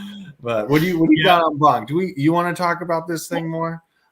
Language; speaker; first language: English; native; English